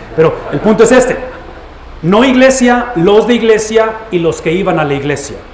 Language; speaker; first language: Spanish; native; Spanish